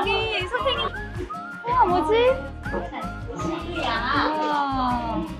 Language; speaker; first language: Korean; early bilingual, heritage; Japanese